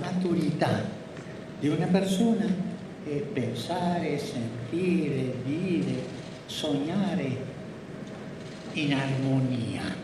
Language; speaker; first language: Italian; non-native, fluent; Spanish